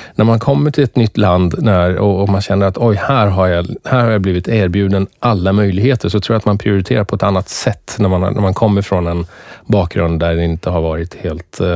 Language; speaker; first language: Swedish; early bilingual, other home language; Persian